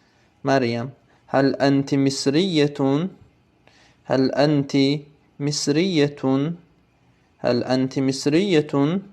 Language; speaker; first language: Arabic; non-native, fluent; Tajik